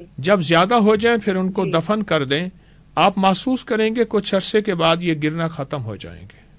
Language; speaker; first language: Urdu; native; Urdu